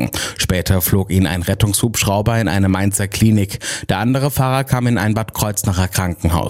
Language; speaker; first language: German; native; German